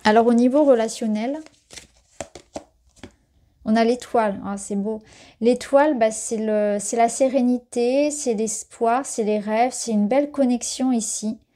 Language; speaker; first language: French; native; French